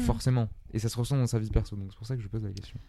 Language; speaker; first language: French; native; French